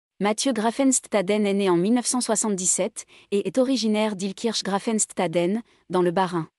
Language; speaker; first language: French; native; French